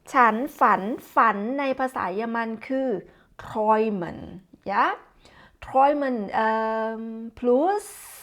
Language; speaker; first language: Thai; native; Thai